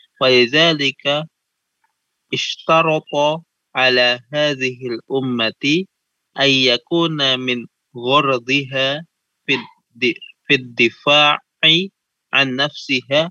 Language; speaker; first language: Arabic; non-native, learner; Indonesian